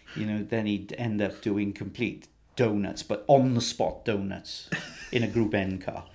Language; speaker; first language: English; native; English